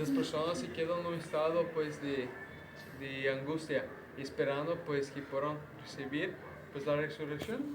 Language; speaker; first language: Spanish; native; Spanish